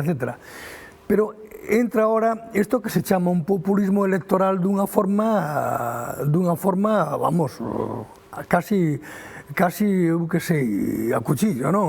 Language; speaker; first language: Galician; native; Galician